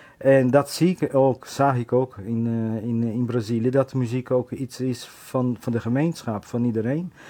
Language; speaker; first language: Dutch; non-native, fluent; Portuguese